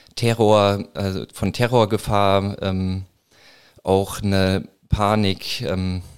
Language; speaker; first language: German; native; German